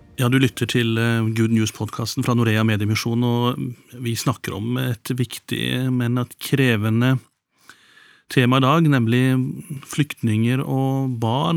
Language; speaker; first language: Norwegian; native; Norwegian